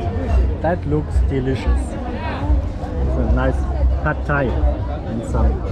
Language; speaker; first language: English; non-native, fluent; German